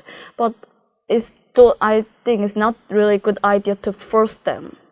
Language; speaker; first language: English; non-native, learner; Korean